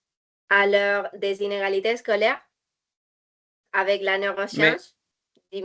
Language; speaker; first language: French; non-native, learner; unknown